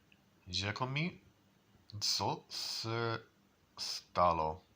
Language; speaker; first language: Czech; non-native, learner; English